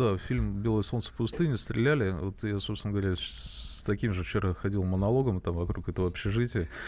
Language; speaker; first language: Russian; native; Russian